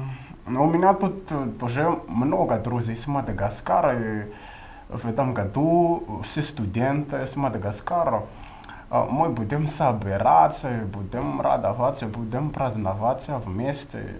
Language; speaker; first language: Russian; non-native, fluent; Malagasy